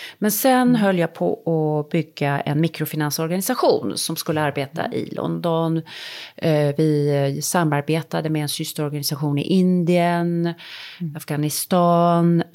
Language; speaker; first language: Swedish; native; Swedish